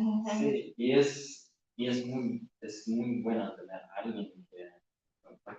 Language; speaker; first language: Spanish; non-native, learner; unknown